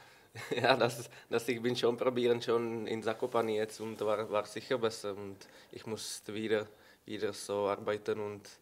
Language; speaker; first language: German; non-native, learner; Czech